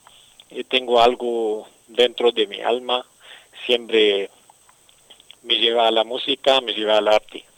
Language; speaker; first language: Spanish; non-native, fluent; Arabic